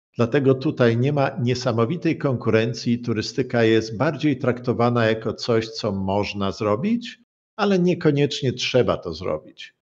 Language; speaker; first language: Polish; native; Polish